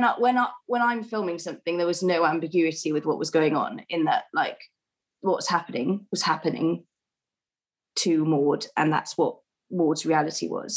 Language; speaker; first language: English; native; English